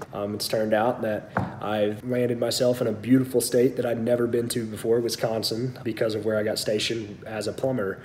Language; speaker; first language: English; native; English